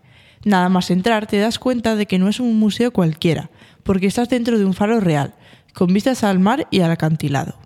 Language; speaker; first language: Spanish; native; Spanish